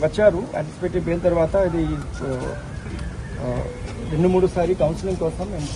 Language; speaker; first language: Telugu; non-native, learner; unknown